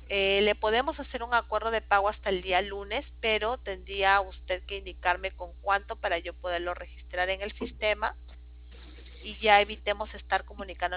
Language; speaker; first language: Spanish; native; Spanish